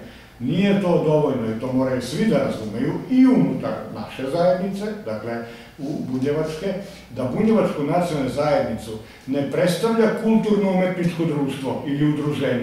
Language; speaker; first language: Serbian; native; Serbian